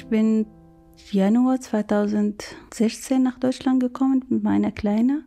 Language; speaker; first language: German; non-native, learner; Arabic